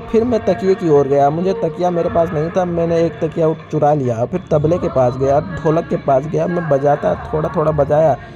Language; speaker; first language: Hindi; native; Hindi